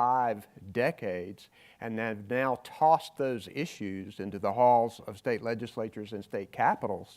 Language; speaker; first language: English; native; English